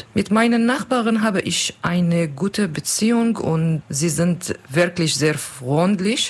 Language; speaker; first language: German; non-native, learner; Turkish